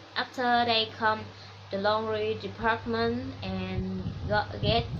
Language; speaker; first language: English; non-native, learner; Vietnamese